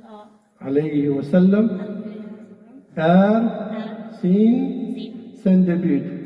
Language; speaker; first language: Swedish; non-native, fluent; Arabic